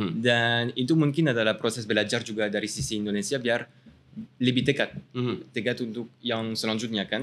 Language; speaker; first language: Indonesian; non-native, fluent; French